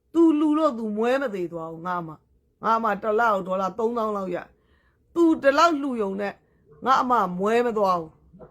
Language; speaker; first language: Burmese; native; Burmese